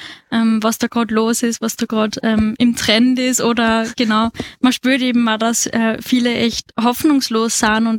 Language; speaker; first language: German; native; German